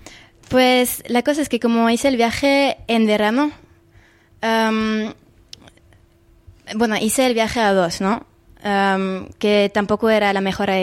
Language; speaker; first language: Spanish; non-native, fluent; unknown